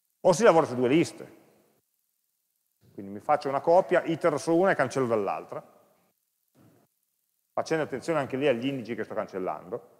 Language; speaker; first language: Italian; native; Italian